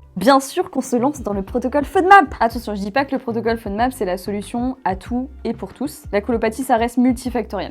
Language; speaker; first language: French; native; French